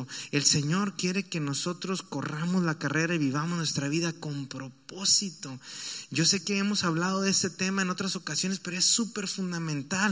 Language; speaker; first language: Spanish; native; Spanish